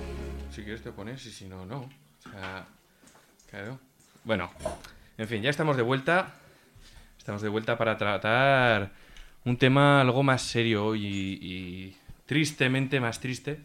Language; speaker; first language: Spanish; native; Spanish